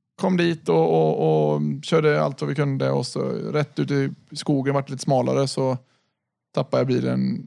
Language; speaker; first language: Swedish; native; Swedish